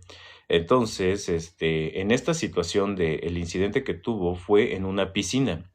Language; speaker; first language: Spanish; native; Spanish